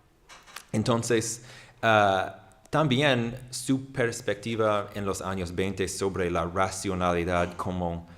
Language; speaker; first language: Spanish; non-native, fluent; English